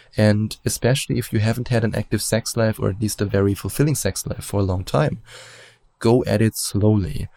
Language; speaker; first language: English; non-native, fluent; German